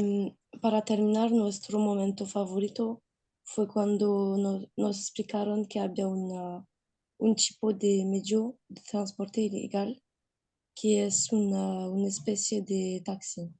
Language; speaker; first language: Spanish; non-native, learner; French